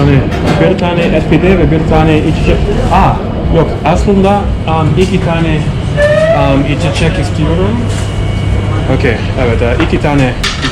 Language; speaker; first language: Turkish; non-native, learner; English